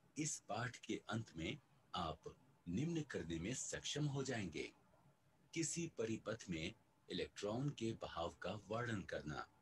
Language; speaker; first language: Hindi; native; Hindi